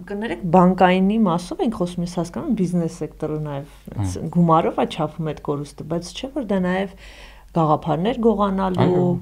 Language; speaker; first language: Armenian; native; Armenian